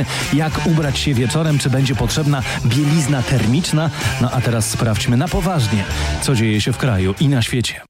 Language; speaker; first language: Polish; native; Polish